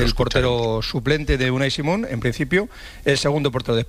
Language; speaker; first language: Spanish; native; Spanish